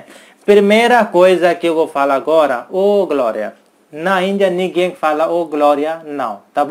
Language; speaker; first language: Portuguese; non-native, learner; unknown